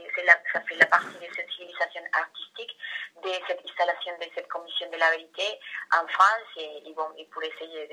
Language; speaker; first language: French; non-native, fluent; Spanish